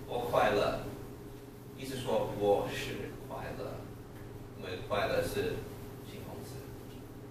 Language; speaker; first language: Chinese; non-native, fluent; English